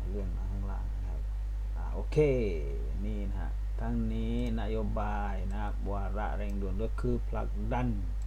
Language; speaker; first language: Thai; non-native, local second language; Pattani Malay